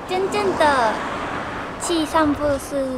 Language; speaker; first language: Chinese; non-native, fluent; Japanese